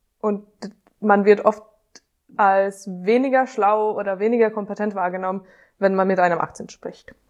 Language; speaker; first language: German; non-native, fluent; Hungarian